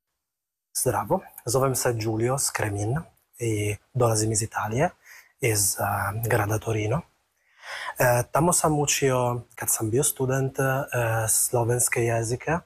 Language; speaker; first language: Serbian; non-native, learner; Italian